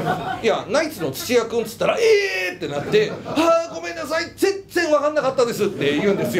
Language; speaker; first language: Japanese; native; Japanese